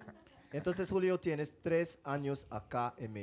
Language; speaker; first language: Spanish; non-native, fluent; English